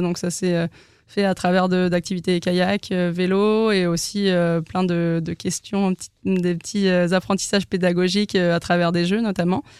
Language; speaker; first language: French; native; French